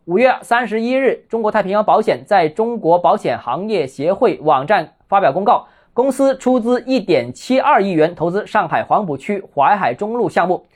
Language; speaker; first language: Chinese; native; Chinese